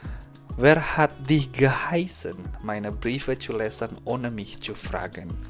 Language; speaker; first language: German; non-native, fluent; Indonesian